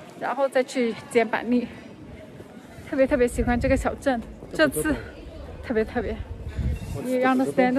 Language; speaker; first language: Chinese; native; Chinese